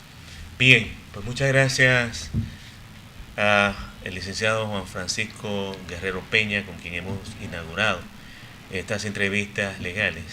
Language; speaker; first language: Spanish; native; Spanish